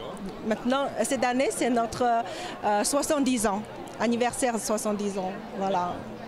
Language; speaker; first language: French; non-native, learner; Chinese